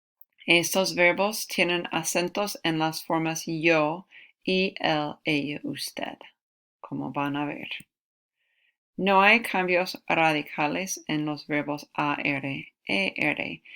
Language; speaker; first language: Spanish; non-native, fluent; English